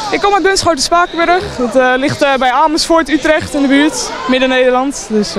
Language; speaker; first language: Dutch; native; Dutch